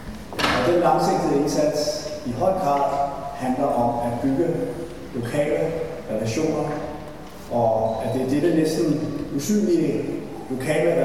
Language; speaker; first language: Danish; native; Danish